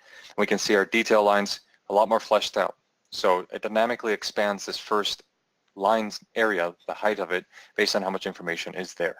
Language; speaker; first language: English; native; English